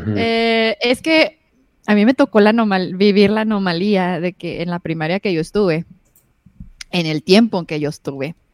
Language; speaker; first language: Spanish; native; Spanish